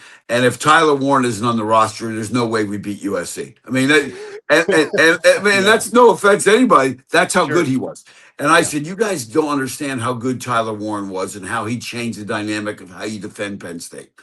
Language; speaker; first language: English; native; English